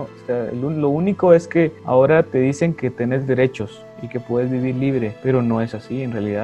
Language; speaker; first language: Spanish; native; Spanish